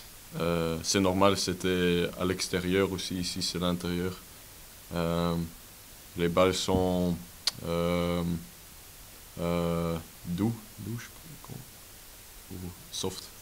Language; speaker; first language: French; non-native, local second language; Dutch